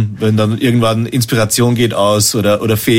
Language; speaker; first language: German; native; German